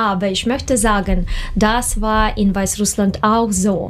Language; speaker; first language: German; non-native, learner; Russian